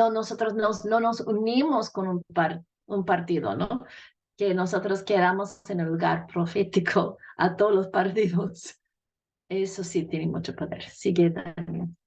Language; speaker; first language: Spanish; non-native, fluent; English